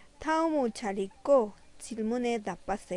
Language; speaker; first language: Korean; non-native, fluent; Spanish